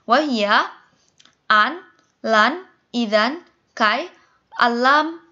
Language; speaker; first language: Arabic; non-native, fluent; Indonesian